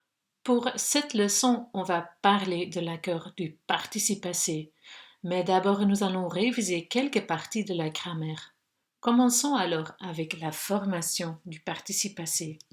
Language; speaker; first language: French; non-native, local second language; Dutch